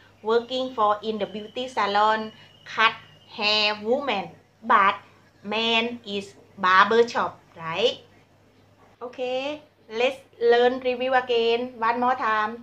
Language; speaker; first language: English; non-native, learner; Thai